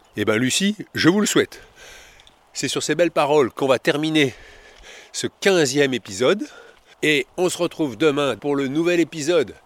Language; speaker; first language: French; native; French